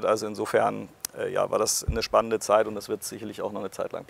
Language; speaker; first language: German; native; German